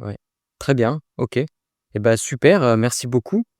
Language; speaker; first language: French; native; French